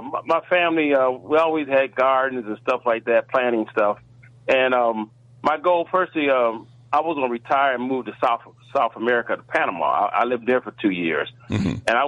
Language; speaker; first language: English; native; English